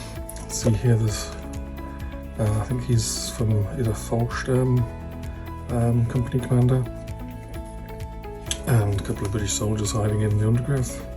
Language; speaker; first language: English; native; English